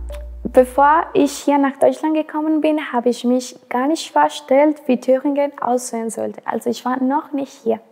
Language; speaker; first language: German; non-native, fluent; Spanish